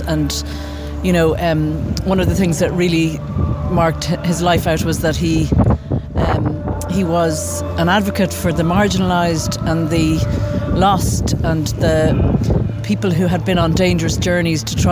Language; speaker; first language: English; native; English